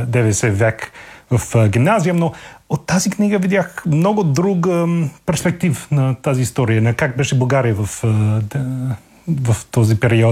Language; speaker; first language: Bulgarian; non-native, learner; English